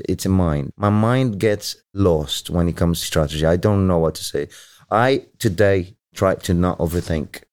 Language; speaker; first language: English; non-native, fluent; Portuguese